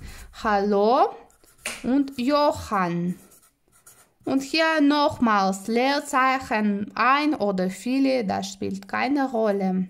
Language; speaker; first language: German; non-native, fluent; Russian